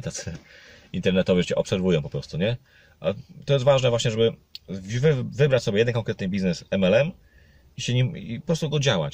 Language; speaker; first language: Polish; native; Polish